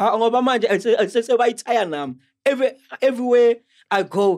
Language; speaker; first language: English; non-native, local second language; Zulu